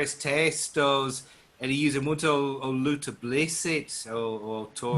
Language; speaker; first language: Portuguese; non-native, learner; English